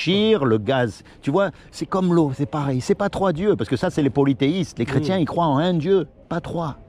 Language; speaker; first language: French; native; French